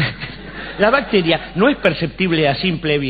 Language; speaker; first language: Spanish; native; Spanish